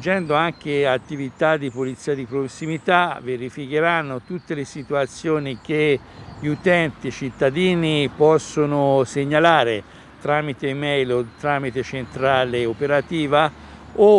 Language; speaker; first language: Italian; native; Italian